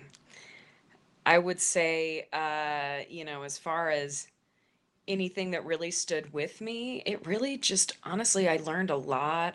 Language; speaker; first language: English; native; English